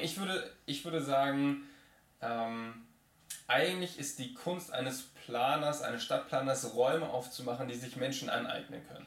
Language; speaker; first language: German; native; German